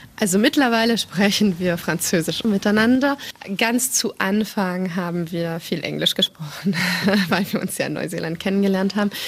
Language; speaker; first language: German; native; German